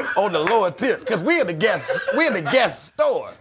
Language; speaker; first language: English; native; English